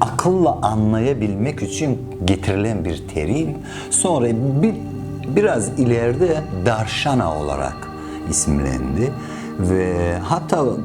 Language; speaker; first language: Turkish; non-native, fluent; Persian